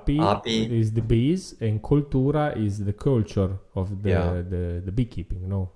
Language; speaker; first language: English; non-native, fluent; Italian